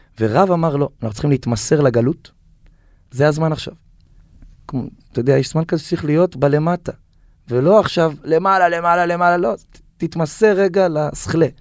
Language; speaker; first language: Hebrew; native; Hebrew